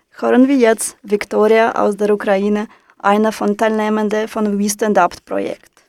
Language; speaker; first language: German; non-native, fluent; Russian